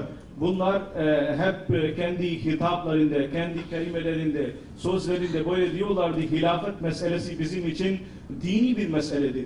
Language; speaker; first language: Turkish; non-native, fluent; Urdu